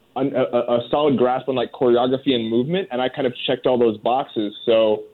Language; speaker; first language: English; native; English